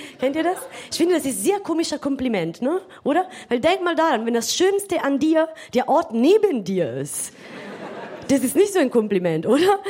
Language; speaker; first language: German; non-native, fluent; Italian